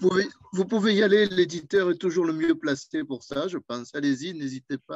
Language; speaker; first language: French; native; French